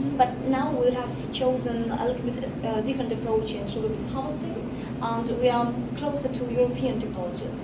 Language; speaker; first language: English; non-native, fluent; Russian